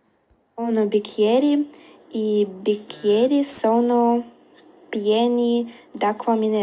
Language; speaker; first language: Italian; non-native, learner; Ukrainian